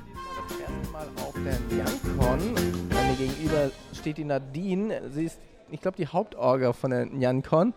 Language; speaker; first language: German; native; German